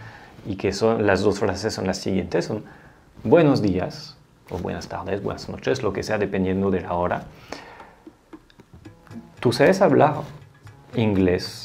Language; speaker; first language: Spanish; non-native, fluent; French